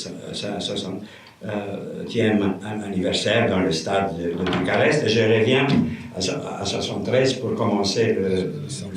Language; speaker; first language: French; non-native, fluent; Romanian